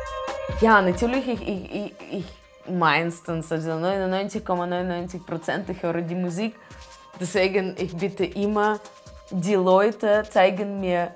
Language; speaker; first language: German; non-native, learner; Russian